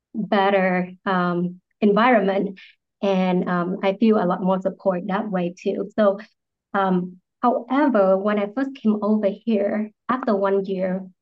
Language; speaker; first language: English; non-native, fluent; Vietnamese